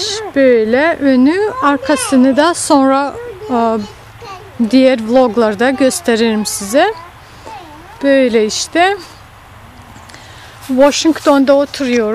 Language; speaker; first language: Turkish; early bilingual, heritage; Russian